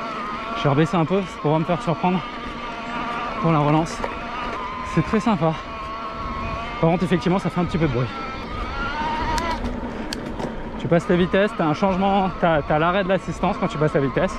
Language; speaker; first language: French; native; French